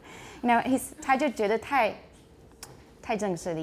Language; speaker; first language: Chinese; non-native, fluent; English